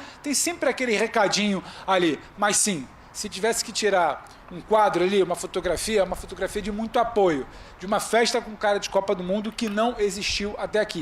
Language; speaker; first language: Portuguese; native; Portuguese